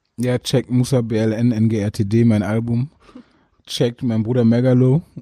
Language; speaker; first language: German; early bilingual, other home language; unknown